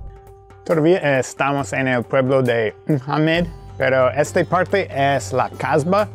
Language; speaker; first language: Spanish; non-native, fluent; English